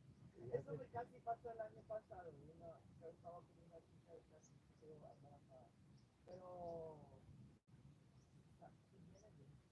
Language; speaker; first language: Spanish; non-native, fluent; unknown